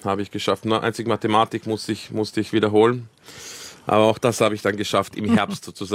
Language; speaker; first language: German; early bilingual, other home language; Croatian